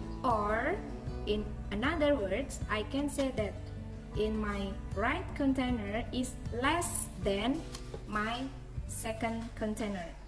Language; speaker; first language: English; non-native, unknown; Indonesian